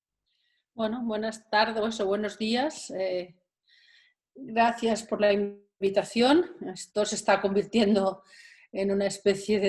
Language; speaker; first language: Spanish; native; Spanish